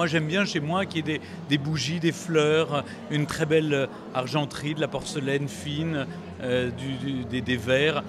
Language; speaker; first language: French; native; French